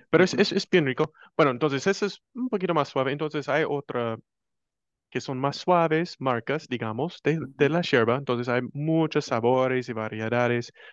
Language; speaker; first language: Spanish; non-native, fluent; English